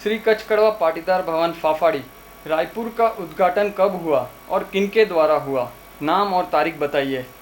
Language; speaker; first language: Hindi; non-native, local second language; Gujarati